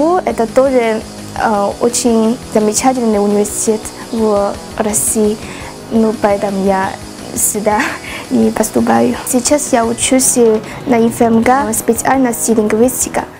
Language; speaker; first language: Russian; non-native, learner; Chinese